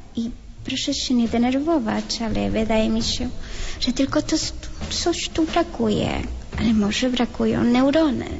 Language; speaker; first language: Polish; non-native, fluent; Spanish